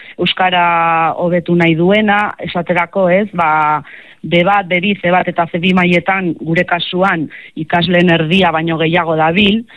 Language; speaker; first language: Basque; native; Basque